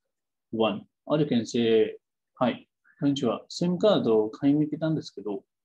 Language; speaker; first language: Japanese; non-native, fluent; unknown